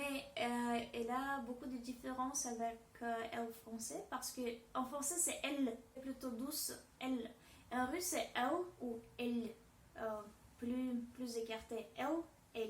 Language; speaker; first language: French; non-native, fluent; Russian